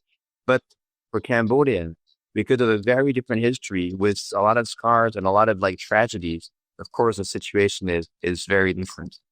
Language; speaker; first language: English; non-native, fluent; French